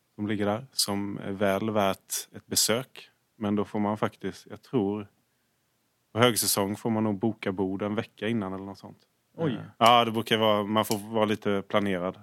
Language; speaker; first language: Swedish; native; Swedish